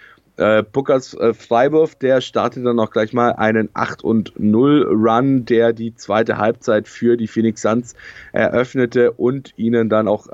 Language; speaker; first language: German; native; German